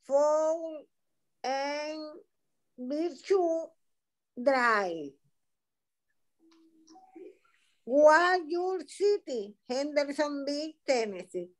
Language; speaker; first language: English; non-native, learner; Spanish